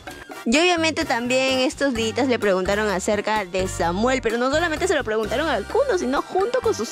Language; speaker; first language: Spanish; native; Spanish